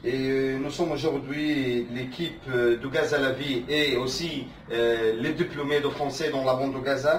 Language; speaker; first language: French; non-native, fluent; Arabic